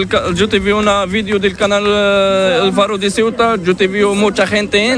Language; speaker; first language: Spanish; non-native, learner; Arabic